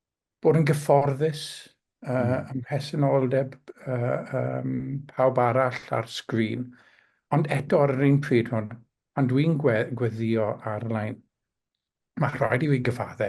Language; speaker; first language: Welsh; non-native, local second language; English